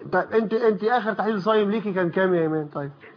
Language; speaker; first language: Arabic; native; Arabic